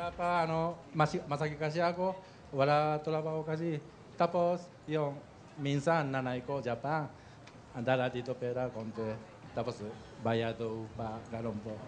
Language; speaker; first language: Filipino; non-native, learner; Japanese